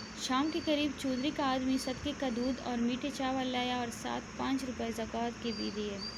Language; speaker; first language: Urdu; non-native, local second language; Pashto